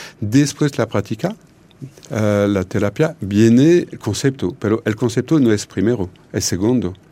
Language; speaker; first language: Spanish; non-native, learner; French